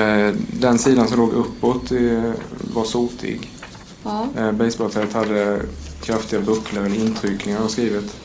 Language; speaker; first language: Swedish; native; Swedish